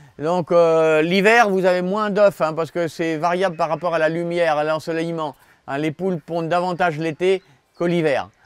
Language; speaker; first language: French; native; French